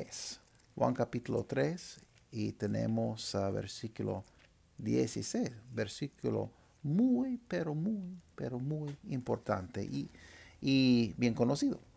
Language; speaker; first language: Spanish; non-native, fluent; English